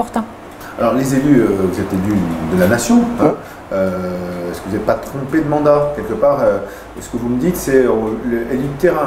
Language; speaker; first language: French; native; French